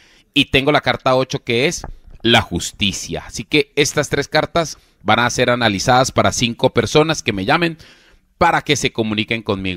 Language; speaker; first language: Spanish; native; Spanish